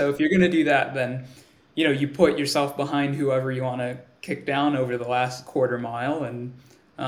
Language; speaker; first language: English; early bilingual, other home language; Swahili